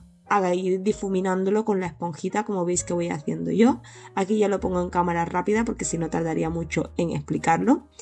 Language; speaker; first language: Spanish; native; Spanish